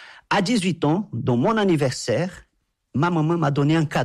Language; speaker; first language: French; non-native, fluent; Portuguese